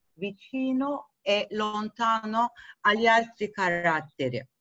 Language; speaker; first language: Italian; non-native, learner; Turkish